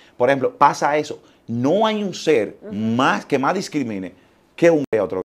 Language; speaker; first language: Spanish; native; Spanish